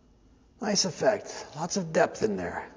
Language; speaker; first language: English; native; English